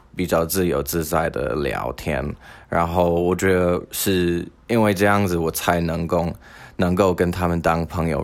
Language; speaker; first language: Chinese; non-native, fluent; English